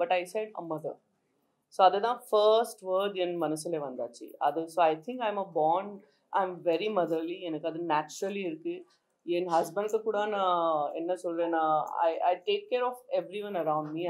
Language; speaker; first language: Tamil; non-native, local second language; Gujarati